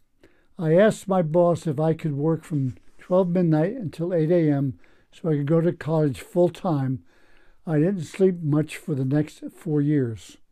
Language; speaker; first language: English; native; English